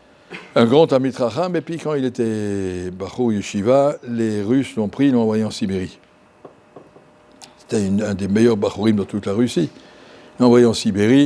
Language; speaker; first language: French; native; French